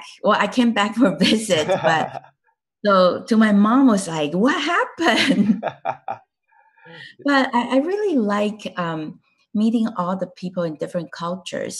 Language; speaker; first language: English; non-native, fluent; Chinese